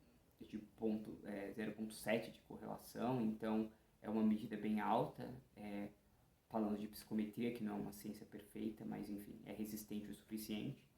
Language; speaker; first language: Portuguese; native; Portuguese